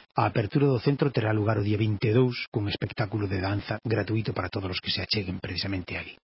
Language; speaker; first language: Galician; native; Galician